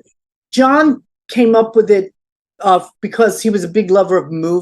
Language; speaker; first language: English; native; English